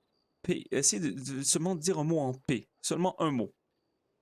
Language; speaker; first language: French; native; French